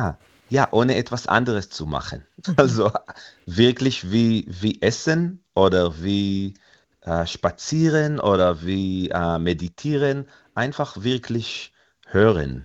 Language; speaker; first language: German; non-native, fluent; Hebrew